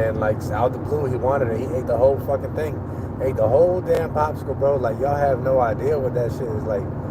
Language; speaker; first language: English; native; English